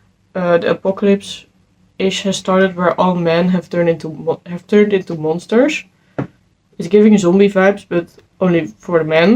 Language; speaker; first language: English; non-native, fluent; Dutch